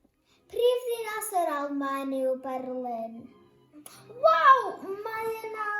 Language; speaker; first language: Welsh; non-native, local second language; English